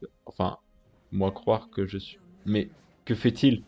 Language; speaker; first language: French; native; French